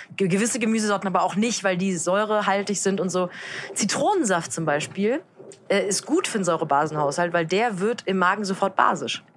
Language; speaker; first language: German; native; German